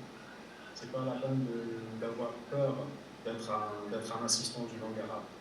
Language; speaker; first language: French; non-native, fluent; Arabic